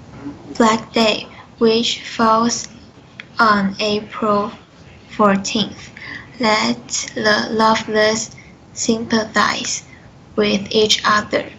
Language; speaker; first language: English; non-native, learner; Chinese